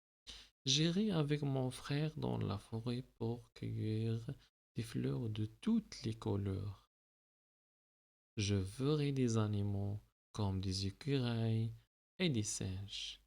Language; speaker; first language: French; non-native, local second language; Arabic